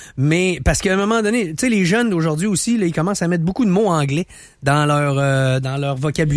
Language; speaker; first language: French; native; French